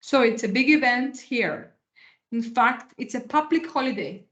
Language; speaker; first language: English; non-native, fluent; Greek